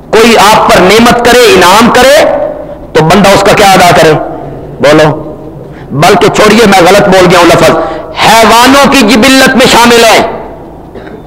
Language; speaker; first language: Urdu; non-native, local second language; Punjabi